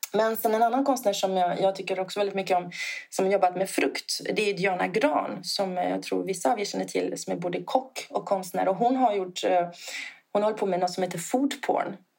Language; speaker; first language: Swedish; non-native, fluent; Italian